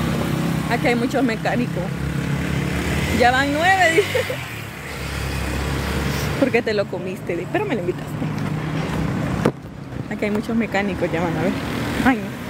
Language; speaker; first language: Spanish; native; Spanish